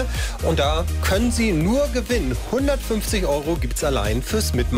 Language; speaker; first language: German; native; German